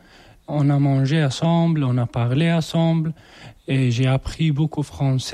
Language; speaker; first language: French; non-native, learner; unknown